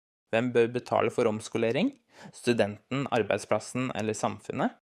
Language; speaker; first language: Norwegian; native; Norwegian